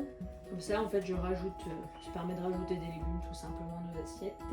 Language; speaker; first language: French; native; French